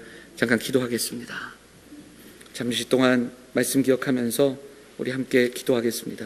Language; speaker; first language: Korean; native; Korean